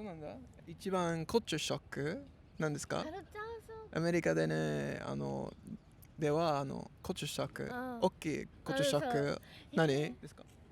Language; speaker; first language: Japanese; non-native, learner; English